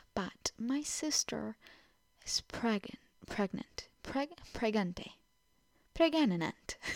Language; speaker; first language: English; non-native, fluent; Portuguese